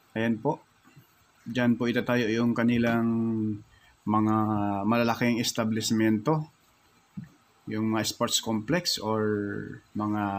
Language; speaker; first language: Filipino; native; Filipino